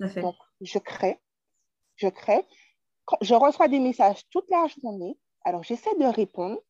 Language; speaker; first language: French; native; French